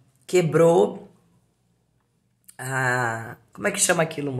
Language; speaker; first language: Portuguese; native; Portuguese